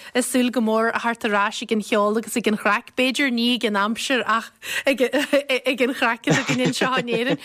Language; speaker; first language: Irish; native; Irish